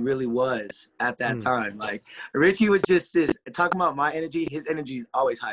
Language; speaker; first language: English; native; English